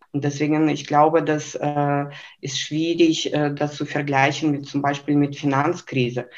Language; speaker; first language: German; non-native, fluent; Lithuanian